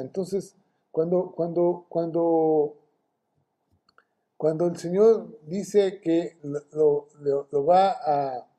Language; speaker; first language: Spanish; native; Spanish